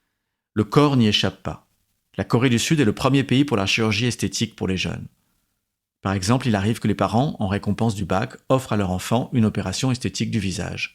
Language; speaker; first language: French; native; French